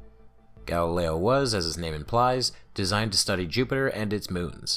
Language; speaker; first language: English; native; English